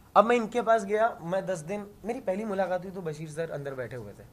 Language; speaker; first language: Hindi; native; Hindi